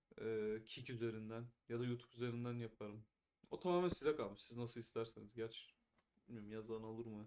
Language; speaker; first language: Turkish; native; Turkish